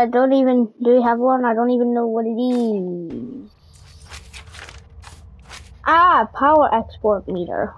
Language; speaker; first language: English; native; English